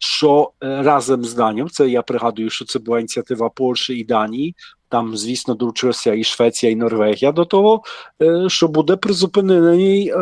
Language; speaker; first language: Polish; non-native, learner; Ukrainian